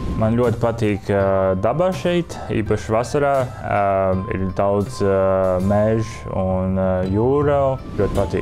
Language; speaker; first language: Latvian; early bilingual, other home language; Chinese